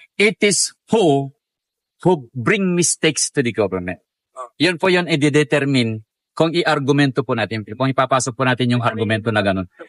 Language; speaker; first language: Filipino; non-native, local second language; Iloko